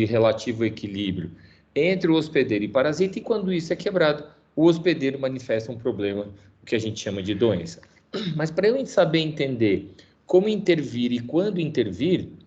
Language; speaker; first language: Portuguese; native; Portuguese